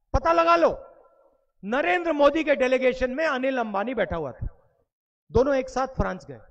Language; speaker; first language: Hindi; native; Hindi